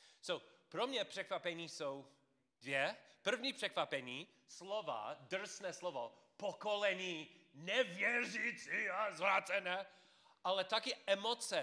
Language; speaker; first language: Czech; non-native, fluent; English